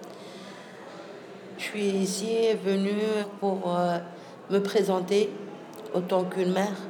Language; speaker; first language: French; non-native, local second language; Arabic